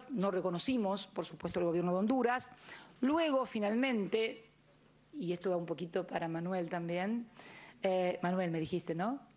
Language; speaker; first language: Spanish; native; Spanish